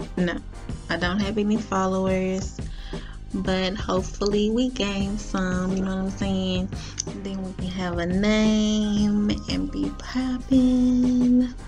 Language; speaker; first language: English; native; English